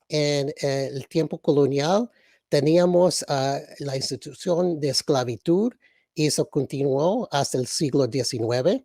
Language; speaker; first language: Spanish; early bilingual, other home language; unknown